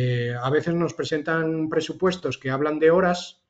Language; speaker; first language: Spanish; native; Spanish